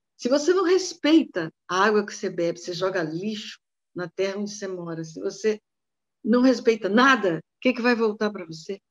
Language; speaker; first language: Portuguese; native; Portuguese